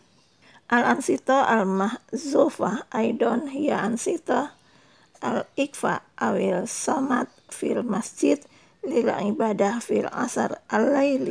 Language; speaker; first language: Arabic; non-native, fluent; Indonesian